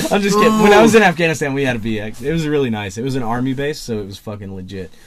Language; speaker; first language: English; native; English